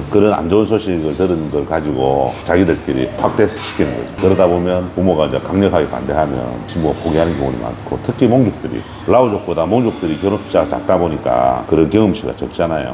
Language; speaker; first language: Korean; native; Korean